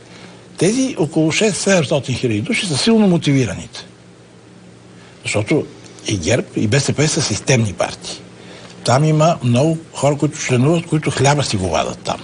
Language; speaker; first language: Bulgarian; native; Bulgarian